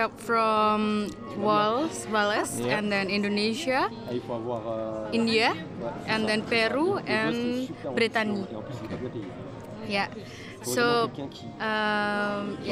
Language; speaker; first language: English; non-native, learner; Indonesian